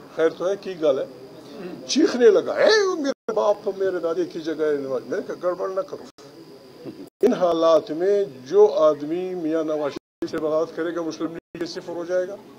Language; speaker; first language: Urdu; non-native, local second language; Pashto